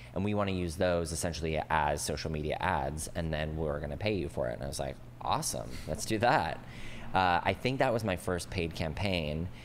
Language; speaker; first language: English; native; English